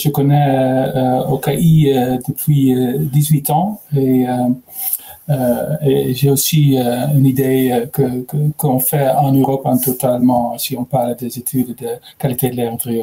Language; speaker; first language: French; non-native, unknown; Dutch